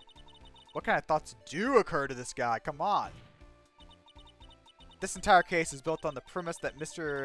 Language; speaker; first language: English; native; English